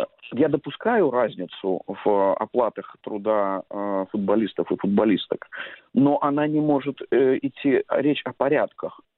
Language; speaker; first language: Russian; native; Russian